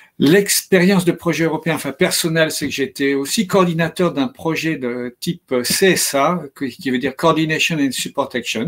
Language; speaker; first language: French; native; French